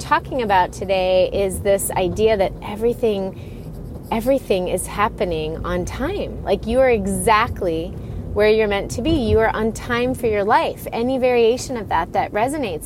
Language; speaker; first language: English; native; English